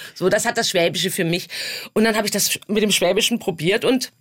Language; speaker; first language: German; native; German